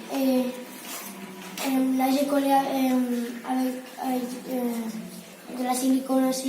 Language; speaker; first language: French; non-native, local second language; Spanish